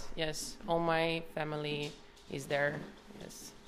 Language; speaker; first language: English; non-native, fluent; Ukrainian